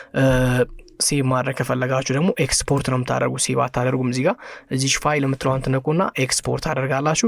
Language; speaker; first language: Amharic; native; Amharic